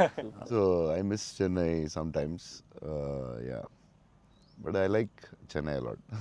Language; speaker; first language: Tamil; non-native, local second language; Telugu